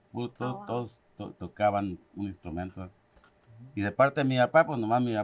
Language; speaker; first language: Spanish; native; Spanish